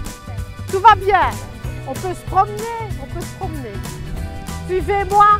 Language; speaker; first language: French; native; French